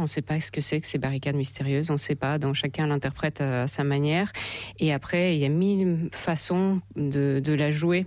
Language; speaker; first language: French; non-native, fluent; Russian